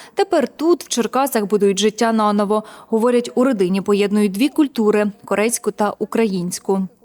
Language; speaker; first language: Ukrainian; native; Ukrainian